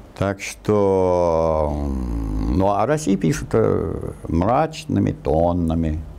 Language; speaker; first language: Russian; non-native, fluent; English